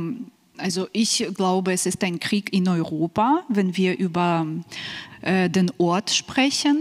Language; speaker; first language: German; non-native, fluent; Ukrainian